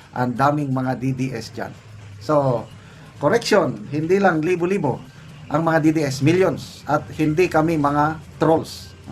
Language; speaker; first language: Filipino; non-native, local second language; Cebuano